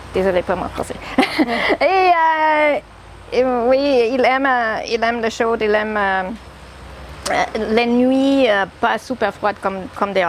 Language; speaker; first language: French; non-native, learner; German